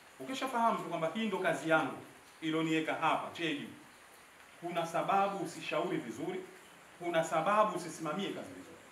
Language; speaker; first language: Swahili; native; Swahili